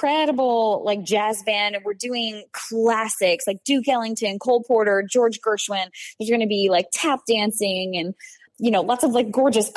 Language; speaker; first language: English; native; English